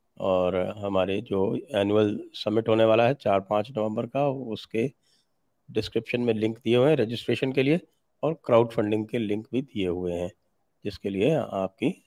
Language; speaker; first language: Hindi; native; Hindi